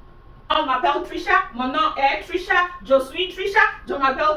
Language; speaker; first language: French; non-native, fluent; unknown